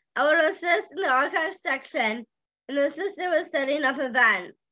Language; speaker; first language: English; native; English